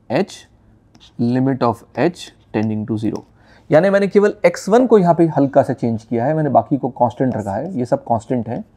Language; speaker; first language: Hindi; native; Hindi